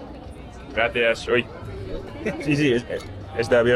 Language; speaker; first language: Spanish; non-native, learner; English